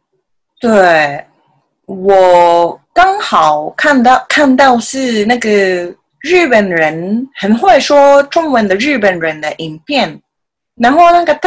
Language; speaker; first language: Chinese; non-native, learner; Japanese